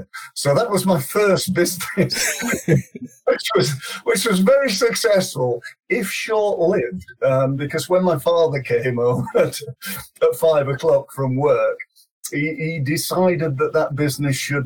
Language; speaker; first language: English; native; English